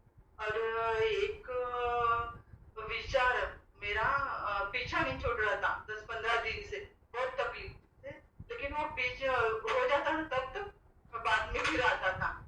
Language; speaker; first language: Hindi; non-native, local second language; Marathi